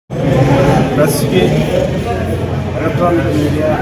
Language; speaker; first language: Telugu; native; Telugu